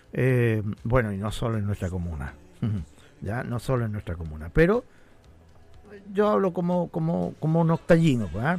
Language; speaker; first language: Spanish; native; Spanish